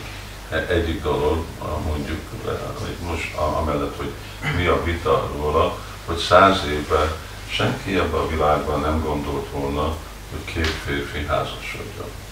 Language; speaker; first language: Hungarian; early bilingual, heritage; Hungarian